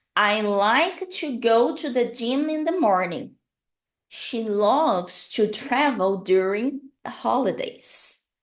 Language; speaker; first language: English; non-native, fluent; Portuguese